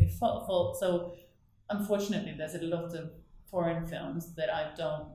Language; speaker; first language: English; non-native, fluent; Norwegian